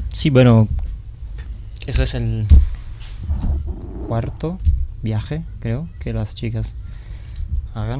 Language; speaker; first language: Spanish; non-native, fluent; Italian